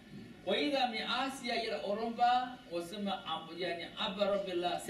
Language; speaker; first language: Arabic; non-native, learner; Chinese